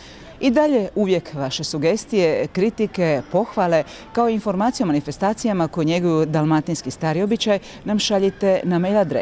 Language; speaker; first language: Croatian; native; Croatian